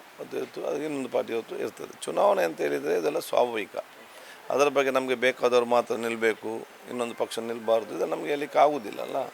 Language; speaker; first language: Kannada; non-native, local second language; Badaga